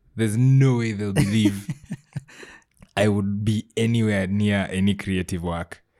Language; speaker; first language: English; non-native, local second language; Gusii